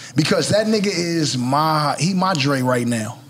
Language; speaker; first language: English; native; English